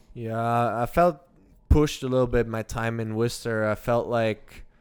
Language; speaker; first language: English; early bilingual, other home language; German